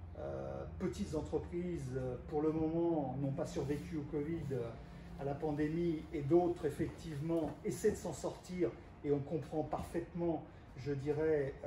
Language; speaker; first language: French; native; French